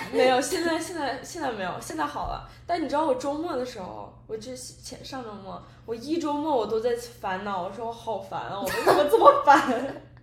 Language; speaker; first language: Chinese; native; Chinese